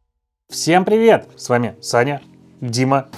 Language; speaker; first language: Russian; native; Russian